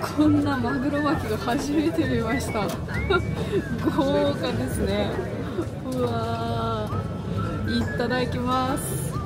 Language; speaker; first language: Japanese; non-native, fluent; Russian